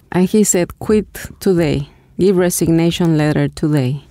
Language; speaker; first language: English; non-native, fluent; Spanish